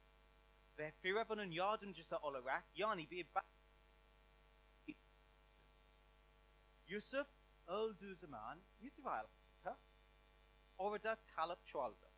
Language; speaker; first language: Turkish; non-native, learner; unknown